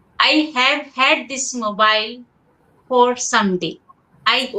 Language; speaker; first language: English; non-native, local second language; Hindi